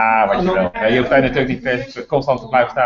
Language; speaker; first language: Dutch; native; Dutch